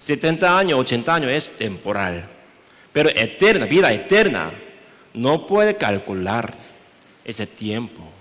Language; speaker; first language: Spanish; non-native, learner; Korean